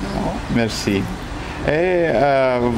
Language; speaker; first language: French; non-native, fluent; Romanian